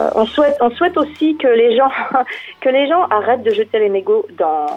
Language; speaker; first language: French; native; French